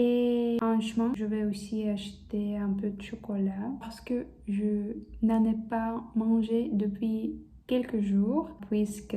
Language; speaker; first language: French; non-native, fluent; Russian